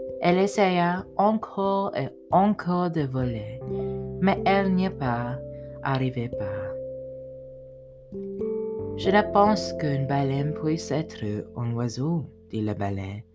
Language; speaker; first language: French; non-native, learner; English